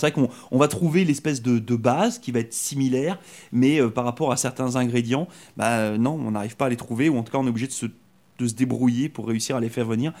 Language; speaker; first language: French; native; French